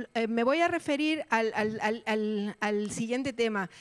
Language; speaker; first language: Spanish; native; Spanish